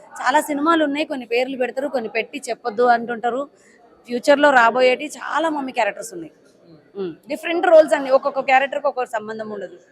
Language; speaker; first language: Telugu; native; Telugu